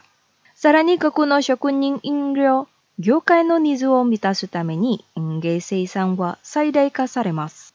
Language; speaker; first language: Japanese; non-native, fluent; Indonesian